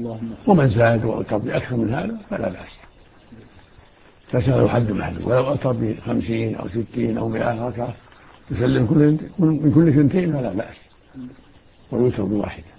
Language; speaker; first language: Arabic; native; Arabic